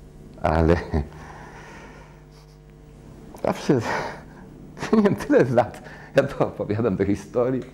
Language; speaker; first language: Polish; early bilingual, heritage; Polish